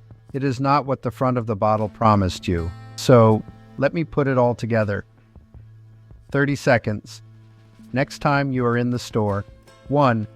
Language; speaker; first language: English; non-native, fluent; Italian